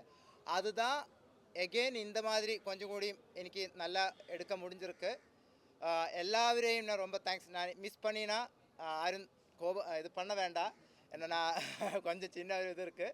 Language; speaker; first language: Tamil; non-native, learner; Malayalam